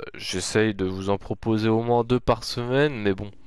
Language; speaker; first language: French; native; French